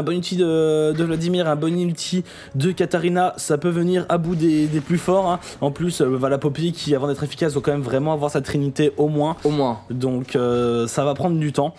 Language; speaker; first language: French; native; French